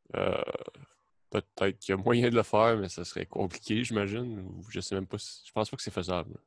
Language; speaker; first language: French; native; French